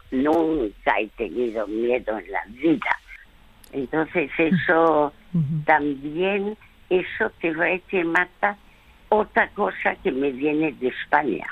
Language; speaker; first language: Spanish; early bilingual, other home language; French